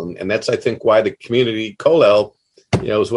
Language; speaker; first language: English; native; English